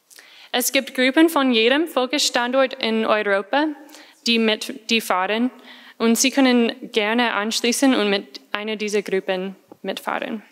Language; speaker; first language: German; non-native, fluent; English